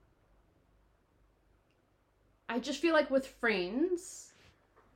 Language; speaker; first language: English; native; English